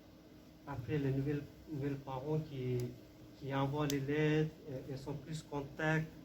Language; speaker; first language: French; non-native, learner; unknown